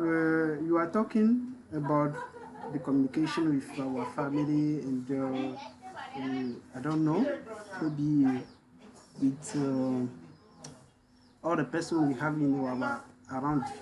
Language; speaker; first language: English; non-native, learner; French